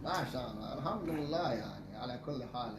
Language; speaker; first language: Arabic; non-native, fluent; Chinese